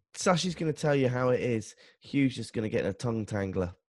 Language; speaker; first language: English; native; English